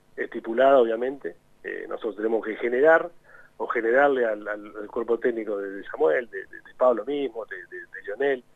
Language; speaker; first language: Spanish; native; Spanish